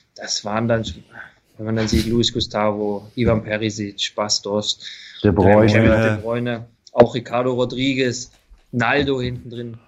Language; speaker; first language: German; native; German